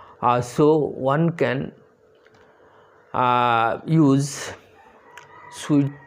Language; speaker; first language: English; non-native, local second language; Bangla